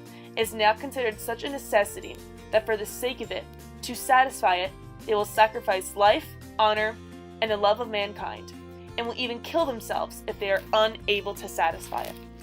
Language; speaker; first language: English; native; English